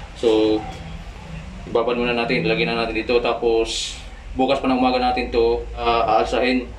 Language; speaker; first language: Filipino; non-native, local second language; Hiligaynon